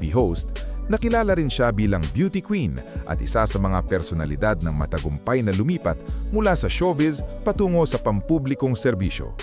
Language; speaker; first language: Filipino; native; Filipino